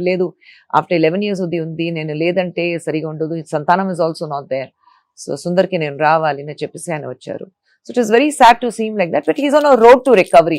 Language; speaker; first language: Telugu; non-native, fluent; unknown